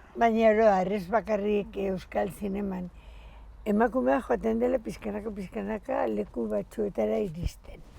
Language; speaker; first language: Basque; non-native, local second language; Spanish